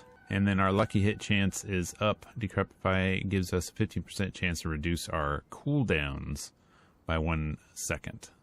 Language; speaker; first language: English; native; English